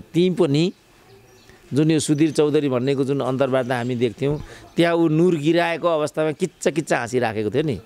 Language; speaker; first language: Nepali; native; Nepali